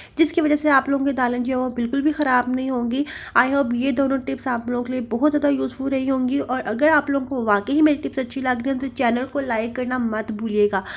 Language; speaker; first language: Urdu; native; Urdu